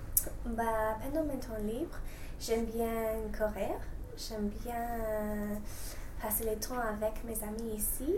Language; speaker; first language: French; non-native, fluent; English